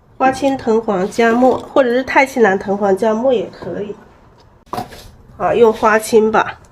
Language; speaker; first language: Chinese; native; Chinese